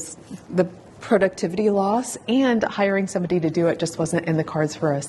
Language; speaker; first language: English; native; English